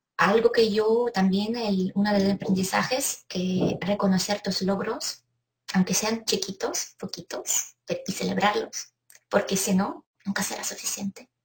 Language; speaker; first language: Spanish; non-native, fluent; Ukrainian